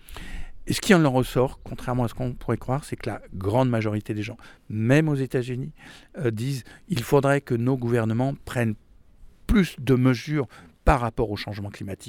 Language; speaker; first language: French; native; French